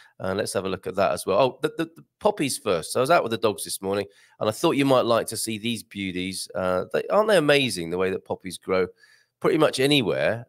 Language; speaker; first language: English; native; English